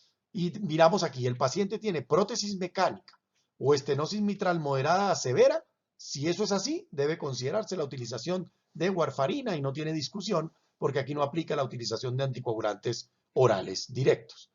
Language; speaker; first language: Spanish; native; Spanish